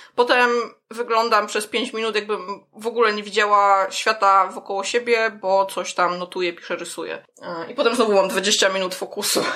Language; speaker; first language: Polish; non-native, fluent; English